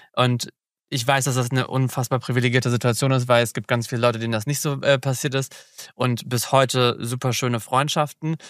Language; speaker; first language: German; early bilingual, other home language; Polish